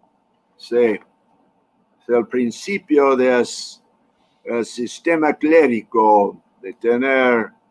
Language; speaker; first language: Spanish; non-native, fluent; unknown